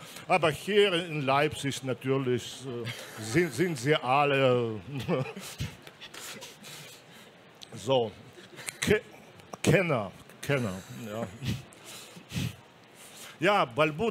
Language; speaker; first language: German; non-native, fluent; Belarusian